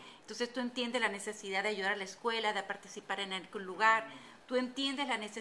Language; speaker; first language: Spanish; native; Spanish